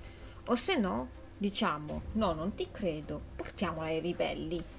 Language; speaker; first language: Italian; native; Italian